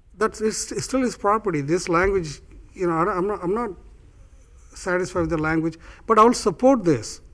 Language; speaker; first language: English; non-native, fluent; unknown